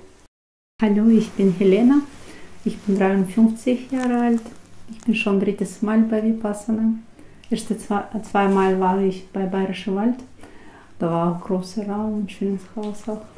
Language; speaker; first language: German; non-native, fluent; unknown